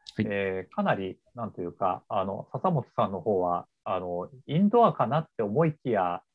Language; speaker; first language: Japanese; native; Japanese